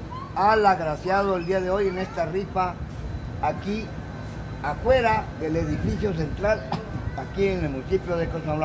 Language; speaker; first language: Spanish; native; Spanish